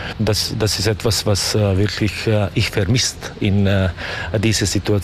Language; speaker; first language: German; non-native, learner; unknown